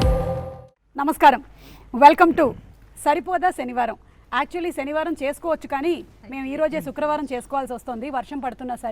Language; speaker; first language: Telugu; native; Telugu